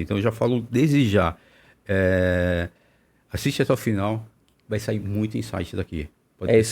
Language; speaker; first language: Portuguese; native; Portuguese